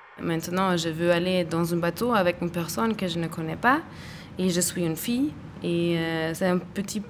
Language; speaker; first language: French; non-native, learner; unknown